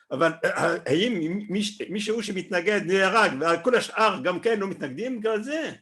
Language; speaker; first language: Hebrew; non-native, fluent; French